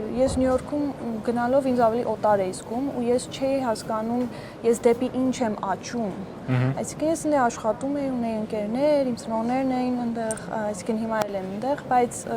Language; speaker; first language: Armenian; early bilingual, heritage; Armenian